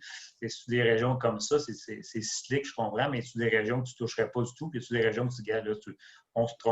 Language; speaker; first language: French; native; French